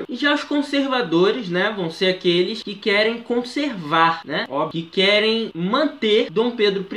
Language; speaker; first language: Portuguese; native; Portuguese